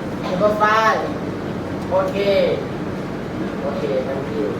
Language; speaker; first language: English; non-native, learner; Thai